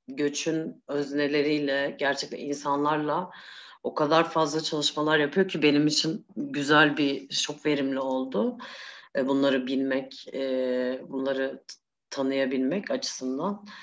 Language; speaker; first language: Turkish; native; Turkish